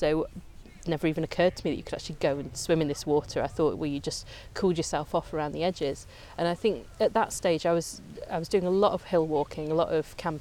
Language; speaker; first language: English; native; English